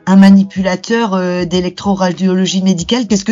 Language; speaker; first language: French; native; French